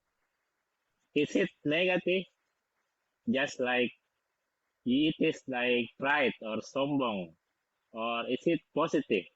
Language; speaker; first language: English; non-native, fluent; Indonesian